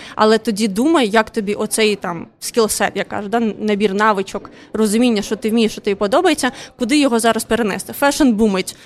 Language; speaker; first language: Ukrainian; non-native, local second language; Russian